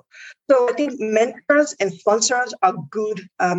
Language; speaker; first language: English; non-native, local second language; Yoruba